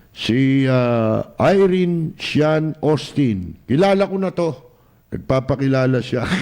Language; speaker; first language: Filipino; native; Filipino